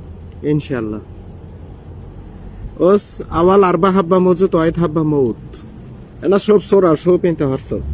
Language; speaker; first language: Arabic; non-native, learner; Bangla